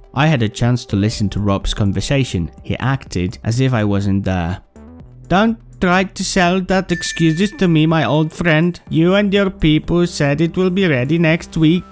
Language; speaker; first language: English; non-native, fluent; Polish